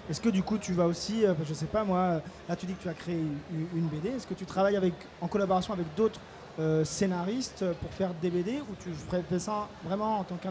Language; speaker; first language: French; native; French